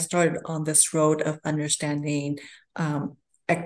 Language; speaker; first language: English; early bilingual, other home language; Spanish